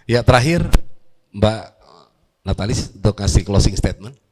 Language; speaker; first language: Indonesian; native; Indonesian